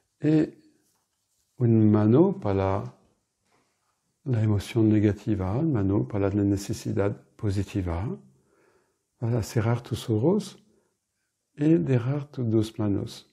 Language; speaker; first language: Spanish; non-native, fluent; French